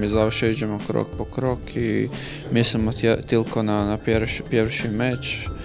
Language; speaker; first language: Polish; non-native, learner; Croatian